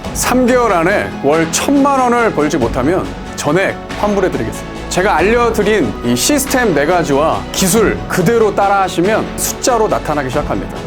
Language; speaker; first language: Korean; native; Korean